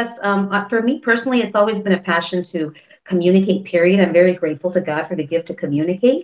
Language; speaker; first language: English; early bilingual, other home language; Spanish